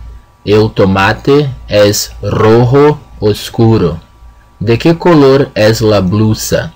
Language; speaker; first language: Spanish; non-native, fluent; Portuguese